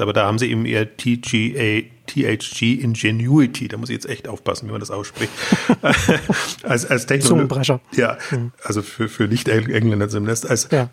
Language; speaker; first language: German; native; German